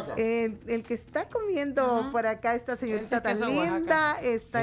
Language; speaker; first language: Spanish; native; Spanish